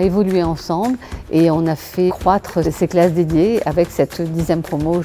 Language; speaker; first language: French; native; French